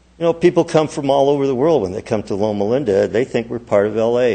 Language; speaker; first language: English; native; English